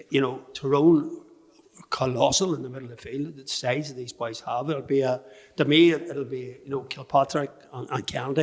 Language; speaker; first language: English; native; English